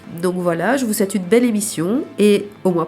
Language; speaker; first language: French; native; French